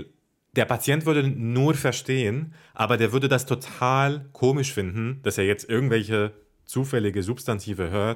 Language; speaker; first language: German; non-native, fluent; Arabic